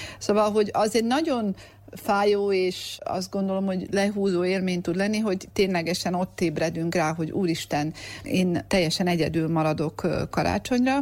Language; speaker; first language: Hungarian; native; Hungarian